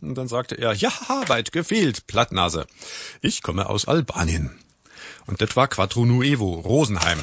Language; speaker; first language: German; native; German